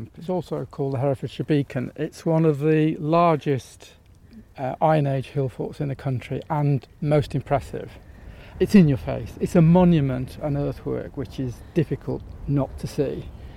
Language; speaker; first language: English; native; English